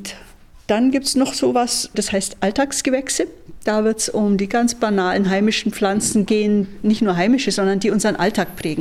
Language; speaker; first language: German; native; German